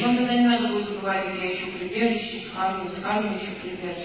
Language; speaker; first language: Russian; native; Russian